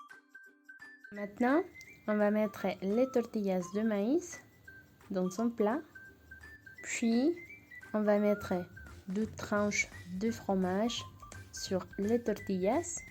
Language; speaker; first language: French; non-native, fluent; Spanish